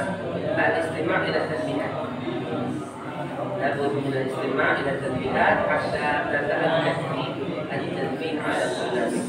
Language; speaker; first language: Arabic; non-native, fluent; Indonesian